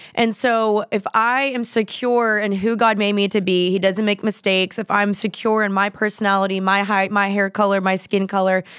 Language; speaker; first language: English; native; English